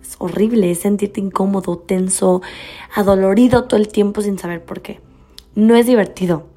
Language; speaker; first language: Spanish; native; Spanish